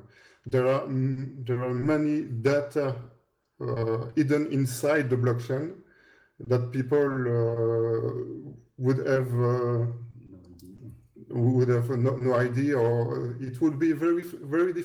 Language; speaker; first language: English; non-native, fluent; French